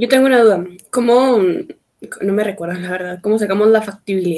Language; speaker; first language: Spanish; native; Spanish